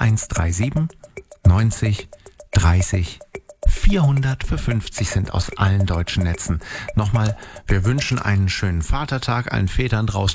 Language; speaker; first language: German; native; German